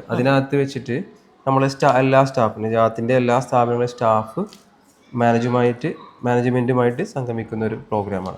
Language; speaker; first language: Malayalam; native; Malayalam